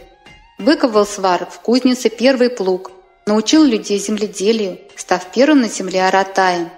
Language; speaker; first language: Russian; native; Russian